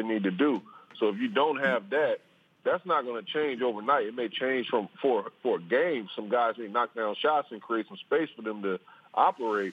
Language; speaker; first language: English; native; English